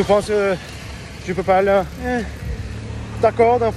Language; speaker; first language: French; non-native, learner; English